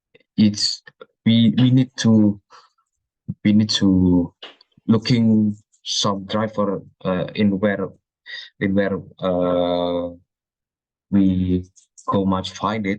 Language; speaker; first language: English; non-native, learner; Indonesian